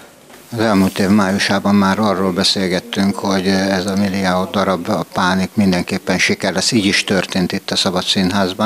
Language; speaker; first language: Hungarian; native; Hungarian